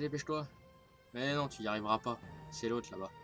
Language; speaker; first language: French; native; French